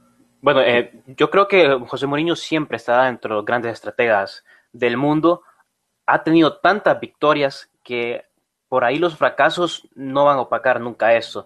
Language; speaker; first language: Spanish; native; Spanish